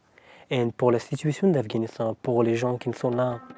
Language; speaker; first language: French; non-native, learner; Persian